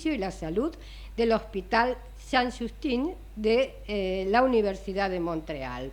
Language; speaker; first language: Spanish; native; Spanish